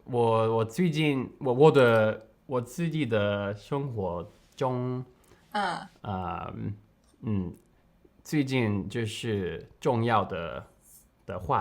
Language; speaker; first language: Chinese; non-native, learner; English